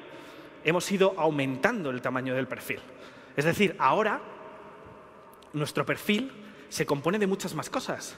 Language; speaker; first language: Spanish; native; Spanish